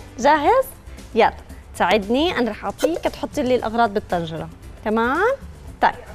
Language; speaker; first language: Arabic; native; Arabic